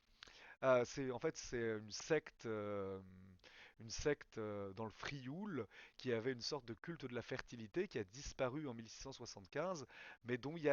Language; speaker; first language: French; native; French